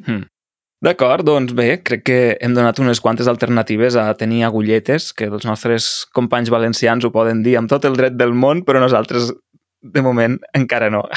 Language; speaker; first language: Catalan; native; Catalan